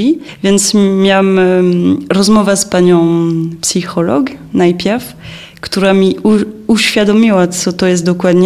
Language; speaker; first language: Polish; non-native, fluent; French